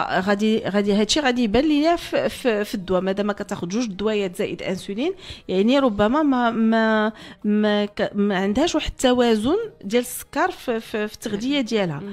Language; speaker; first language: Arabic; native; Arabic